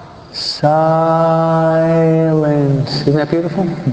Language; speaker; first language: English; native; English